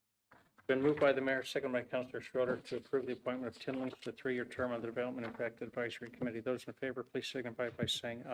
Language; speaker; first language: English; native; English